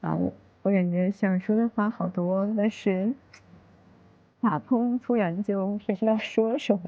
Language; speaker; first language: Chinese; native; Chinese